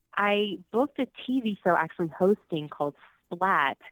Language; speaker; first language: English; early bilingual, other home language; Spanish